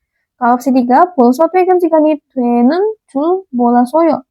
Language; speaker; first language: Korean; non-native, fluent; Indonesian